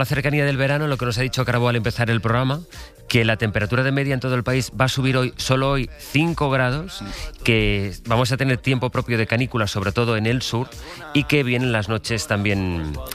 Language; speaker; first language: Spanish; native; Spanish